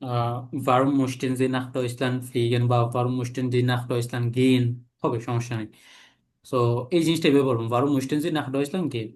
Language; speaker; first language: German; non-native, learner; Bangla